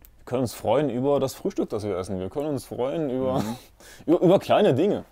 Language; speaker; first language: German; native; German